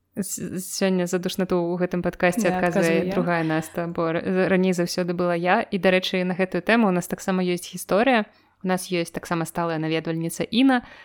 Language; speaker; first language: Belarusian; non-native, local second language; Russian